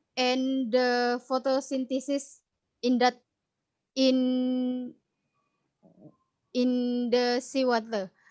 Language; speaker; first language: English; non-native, learner; Indonesian